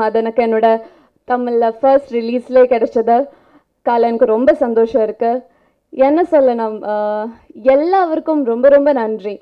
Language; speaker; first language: Tamil; non-native, fluent; Malayalam